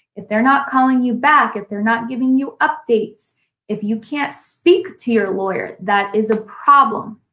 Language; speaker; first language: English; native; English